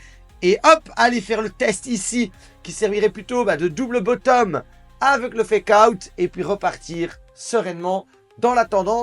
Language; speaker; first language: French; native; French